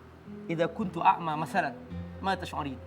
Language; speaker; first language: Arabic; non-native, fluent; Indonesian